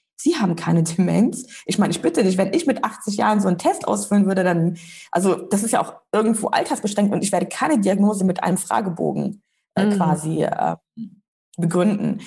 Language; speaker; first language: German; early bilingual, other home language; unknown